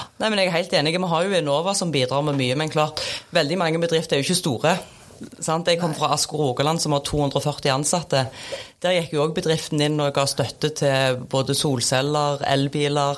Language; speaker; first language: Norwegian; native; Norwegian